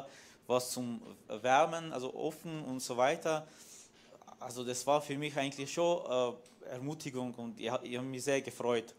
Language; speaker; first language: German; non-native, fluent; Armenian